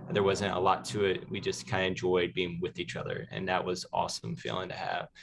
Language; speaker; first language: English; native; English